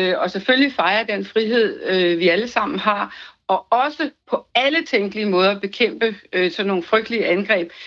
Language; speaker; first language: Danish; native; Danish